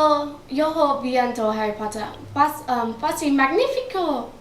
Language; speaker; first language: Italian; non-native, learner; English